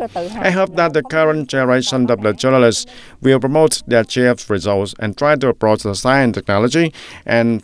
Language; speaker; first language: English; non-native, fluent; Vietnamese